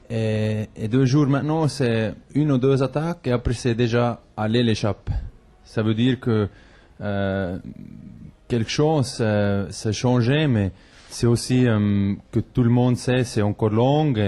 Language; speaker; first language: French; non-native, local second language; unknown